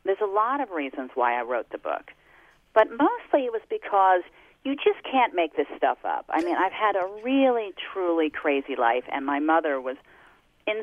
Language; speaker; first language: English; native; English